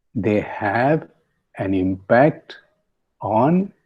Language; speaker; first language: English; non-native, local second language; Kannada